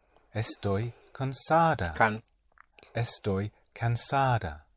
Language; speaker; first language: Spanish; non-native, learner; English